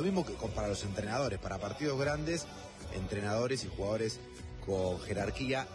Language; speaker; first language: Spanish; native; Spanish